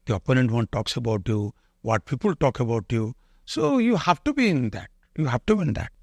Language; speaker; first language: English; non-native, local second language; Odia